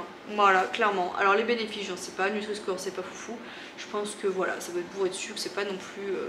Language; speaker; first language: French; native; French